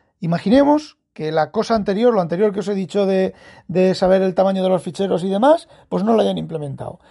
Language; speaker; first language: Spanish; native; Spanish